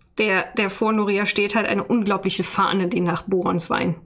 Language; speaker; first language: German; native; German